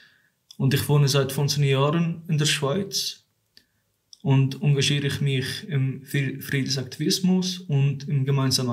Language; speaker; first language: German; non-native, fluent; Arabic